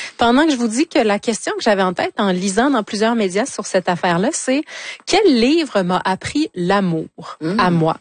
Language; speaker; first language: French; native; French